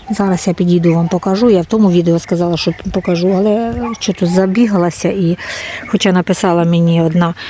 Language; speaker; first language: Ukrainian; non-native, local second language; Russian